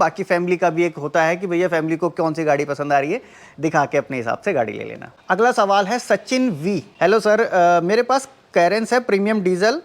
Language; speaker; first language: Hindi; native; Hindi